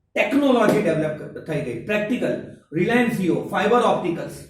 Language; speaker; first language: Hindi; non-native, local second language; Gujarati